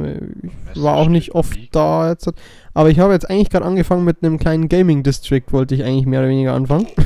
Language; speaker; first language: German; native; German